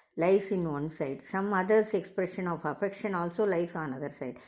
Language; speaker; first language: English; non-native, local second language; Tamil